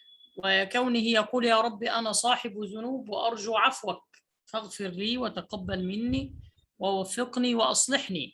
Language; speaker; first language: Arabic; native; Arabic